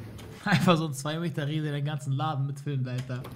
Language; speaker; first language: German; native; German